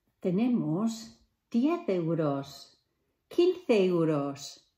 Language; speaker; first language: Spanish; non-native, fluent; English